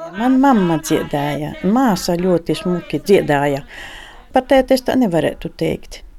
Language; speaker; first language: Latvian; native; Latvian